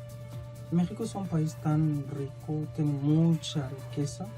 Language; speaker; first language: Spanish; non-native, fluent; Arabic